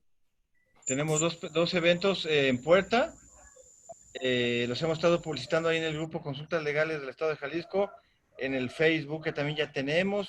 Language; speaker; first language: Spanish; native; Spanish